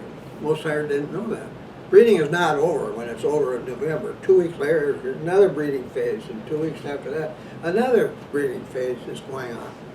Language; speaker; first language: English; native; English